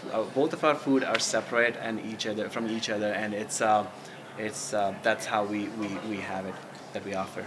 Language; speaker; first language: English; non-native, local second language; Hindi